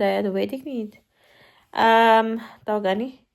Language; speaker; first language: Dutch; non-native, learner; Cebuano